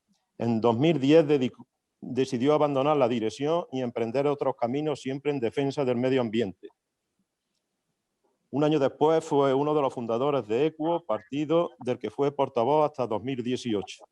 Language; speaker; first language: Spanish; native; Spanish